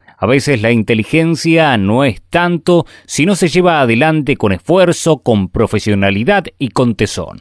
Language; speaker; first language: Spanish; native; Spanish